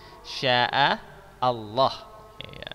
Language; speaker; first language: Arabic; non-native, fluent; Indonesian